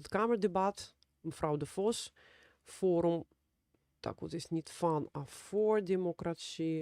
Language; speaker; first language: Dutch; non-native, fluent; Russian